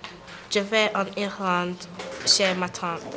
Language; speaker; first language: French; non-native, learner; English